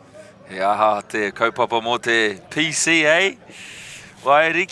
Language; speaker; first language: Māori; non-native, local second language; English